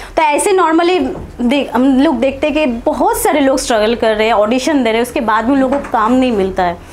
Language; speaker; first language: Hindi; non-native, local second language; Bangla